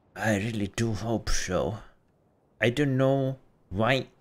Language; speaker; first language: English; non-native, fluent; Finnish